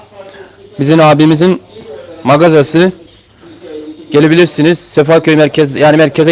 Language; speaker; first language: Turkish; early bilingual, heritage; Turkmen